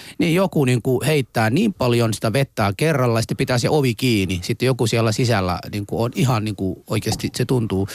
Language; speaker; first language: Finnish; non-native, fluent; Somali